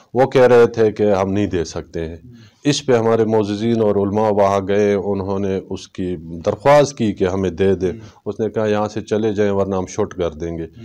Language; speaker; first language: Urdu; non-native, local second language; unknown